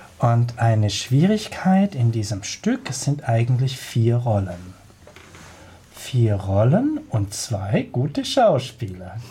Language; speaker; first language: German; native; German